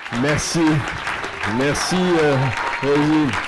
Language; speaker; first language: French; native; French